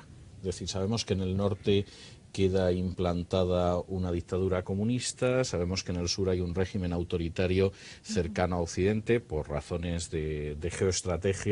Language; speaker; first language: Spanish; native; Spanish